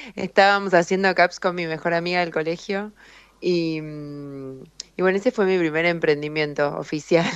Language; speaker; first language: Spanish; native; Spanish